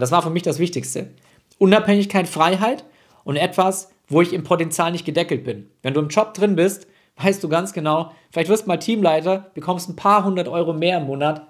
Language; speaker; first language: German; native; German